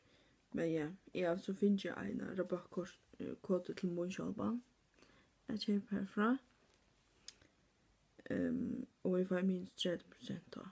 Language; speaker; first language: Norwegian; non-native, learner; Faroese